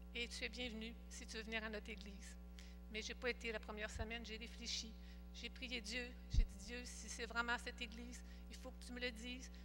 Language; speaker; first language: French; native; French